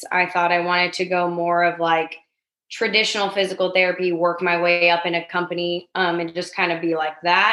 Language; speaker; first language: English; native; English